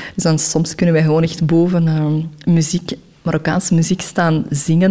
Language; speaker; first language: Dutch; early bilingual, other home language; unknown